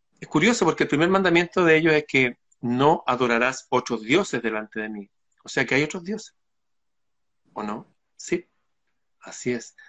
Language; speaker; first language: Spanish; native; Spanish